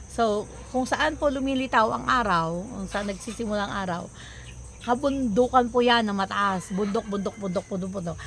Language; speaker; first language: Filipino; non-native, local second language; Iloko